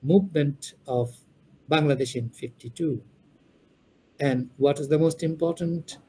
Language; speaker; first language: English; non-native, local second language; Bangla